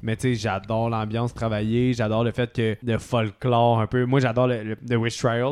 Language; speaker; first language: French; native; French